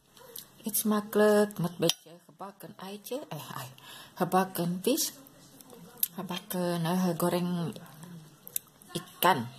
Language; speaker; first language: Dutch; non-native, learner; Indonesian